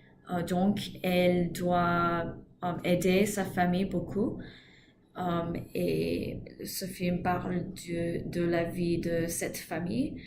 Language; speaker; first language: French; non-native, learner; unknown